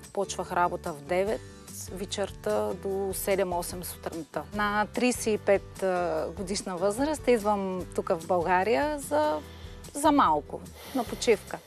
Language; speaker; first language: Bulgarian; early bilingual, heritage; Bulgarian